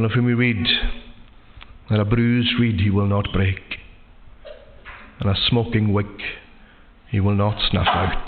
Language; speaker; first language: English; native; English